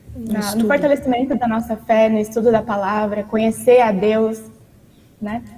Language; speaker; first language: Portuguese; native; Portuguese